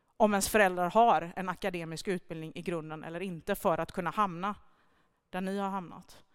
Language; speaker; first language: Swedish; early bilingual, other home language; Persian